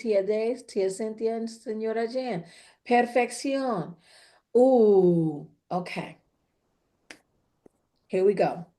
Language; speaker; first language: Spanish; non-native, fluent; English